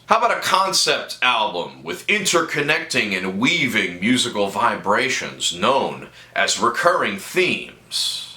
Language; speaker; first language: English; native; English